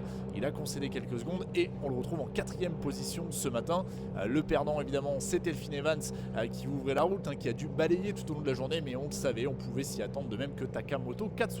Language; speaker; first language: French; native; French